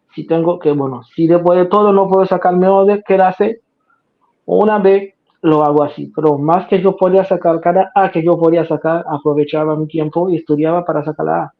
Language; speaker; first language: Spanish; non-native, fluent; Haitian Creole